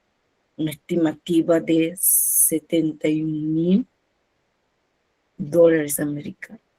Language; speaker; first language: Portuguese; non-native, fluent; Spanish